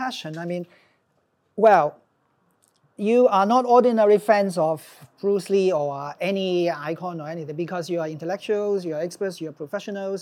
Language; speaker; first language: English; non-native, local second language; Cantonese